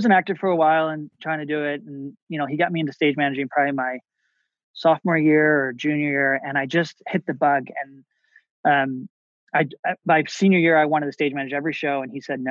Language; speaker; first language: English; native; English